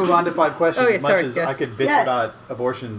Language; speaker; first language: English; native; English